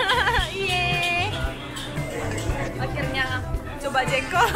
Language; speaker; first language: Indonesian; non-native, fluent; Korean